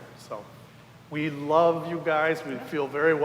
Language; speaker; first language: English; native; English